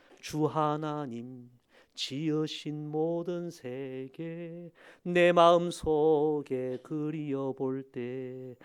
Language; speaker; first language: Korean; native; Korean